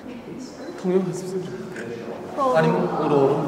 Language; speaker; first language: Russian; non-native, fluent; Korean